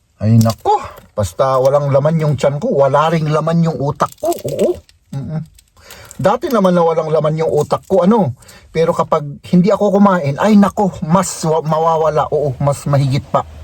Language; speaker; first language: Filipino; non-native, local second language; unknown